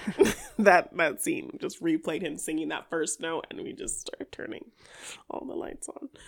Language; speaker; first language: English; native; English